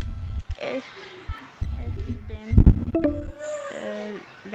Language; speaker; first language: German; non-native, learner; Urdu